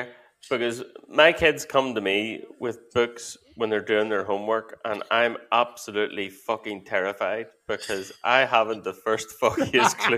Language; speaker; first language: English; native; English